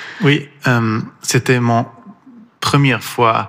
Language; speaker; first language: French; non-native, learner; Persian